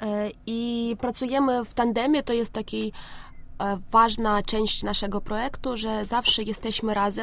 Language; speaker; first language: Polish; non-native, learner; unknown